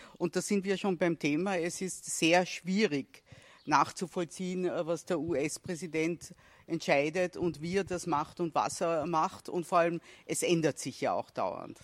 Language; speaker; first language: German; native; German